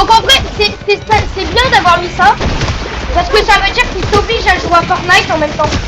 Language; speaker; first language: French; native; French